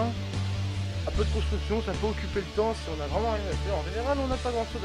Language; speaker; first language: French; native; French